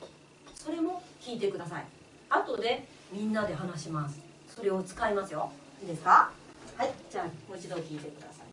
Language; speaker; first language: Japanese; non-native, fluent; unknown